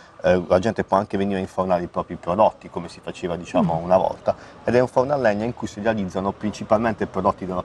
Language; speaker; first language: Italian; native; Italian